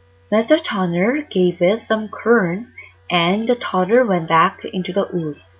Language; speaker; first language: English; non-native, fluent; Korean